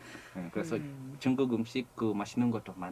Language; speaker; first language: Korean; non-native, fluent; English